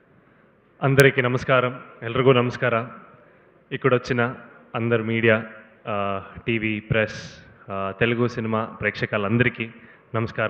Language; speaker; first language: Telugu; non-native, learner; Kannada